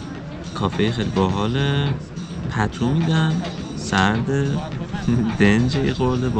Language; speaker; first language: Persian; native; Persian